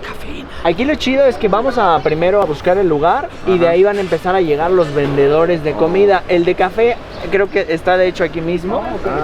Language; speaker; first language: Spanish; native; Spanish